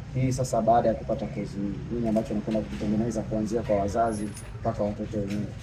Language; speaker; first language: Swahili; native; Swahili